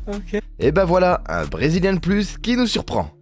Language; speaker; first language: French; native; French